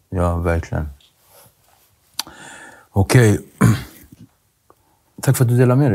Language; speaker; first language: Swedish; native; Swedish